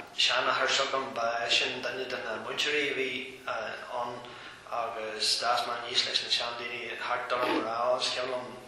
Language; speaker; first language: Irish; non-native, local second language; English